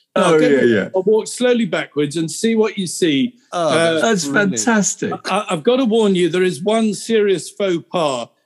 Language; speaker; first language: English; native; English